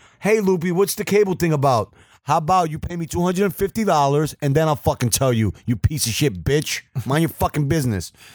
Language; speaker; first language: English; early bilingual, other home language; Spanish